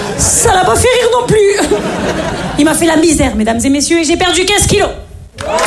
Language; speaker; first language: French; native; French